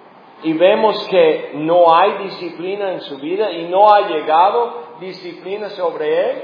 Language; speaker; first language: Spanish; non-native, fluent; English